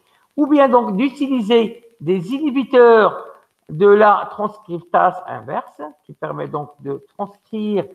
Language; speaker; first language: French; non-native, local second language; Arabic